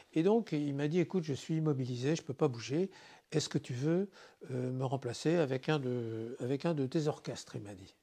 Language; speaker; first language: French; native; French